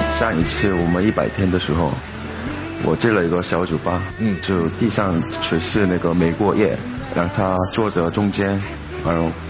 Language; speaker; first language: Chinese; non-native, fluent; Korean